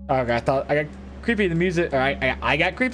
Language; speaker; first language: English; native; English